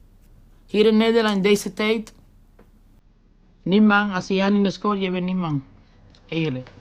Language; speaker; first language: Dutch; non-native, learner; Spanish